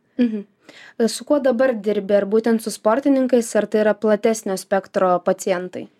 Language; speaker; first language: Lithuanian; native; Lithuanian